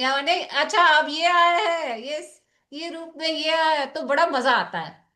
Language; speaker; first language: Hindi; native; Hindi